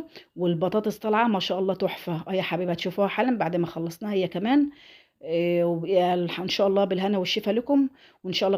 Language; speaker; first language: Arabic; native; Arabic